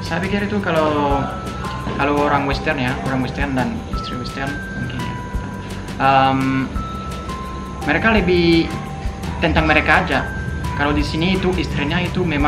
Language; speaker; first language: Indonesian; non-native, fluent; French